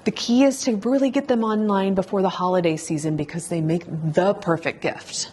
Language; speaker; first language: English; native; English